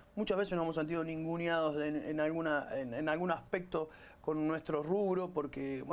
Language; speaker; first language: Spanish; native; Spanish